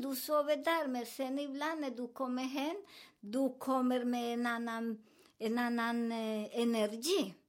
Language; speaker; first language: Swedish; non-native, learner; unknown